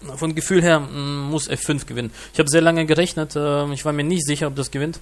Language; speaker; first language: German; non-native, fluent; Russian